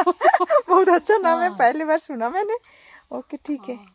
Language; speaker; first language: Hindi; non-native, local second language; Bangla